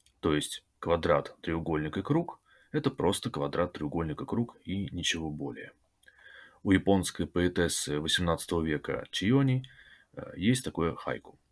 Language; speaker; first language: Russian; native; Russian